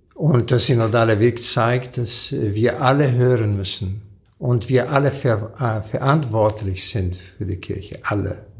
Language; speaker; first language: German; early bilingual, other home language; Portuguese